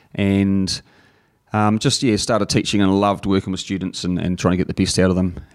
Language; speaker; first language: English; native; English